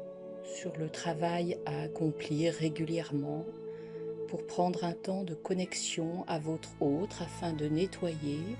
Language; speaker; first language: French; native; French